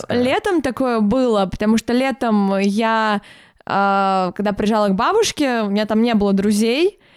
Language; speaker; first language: Russian; native; Russian